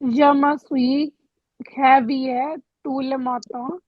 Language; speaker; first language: French; non-native, learner; Punjabi